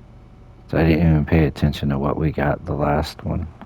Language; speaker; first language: English; native; English